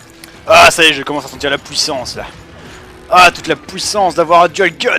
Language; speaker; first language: French; native; French